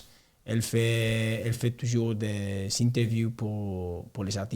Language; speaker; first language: French; non-native, learner; Spanish